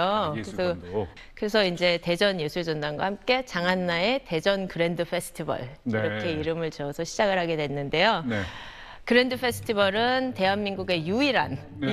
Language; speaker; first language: Korean; native; Korean